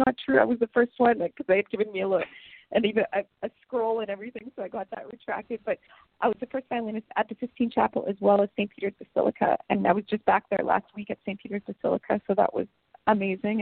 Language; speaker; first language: English; native; English